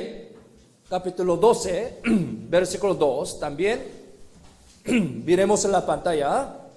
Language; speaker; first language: Spanish; non-native, fluent; Korean